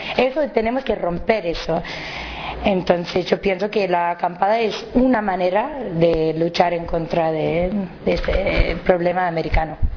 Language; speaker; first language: Spanish; non-native, fluent; English